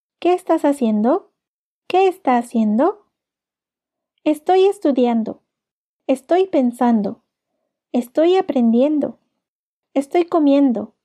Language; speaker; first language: Spanish; native; Spanish